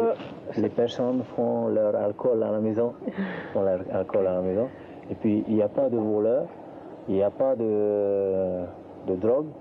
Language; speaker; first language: French; non-native, local second language; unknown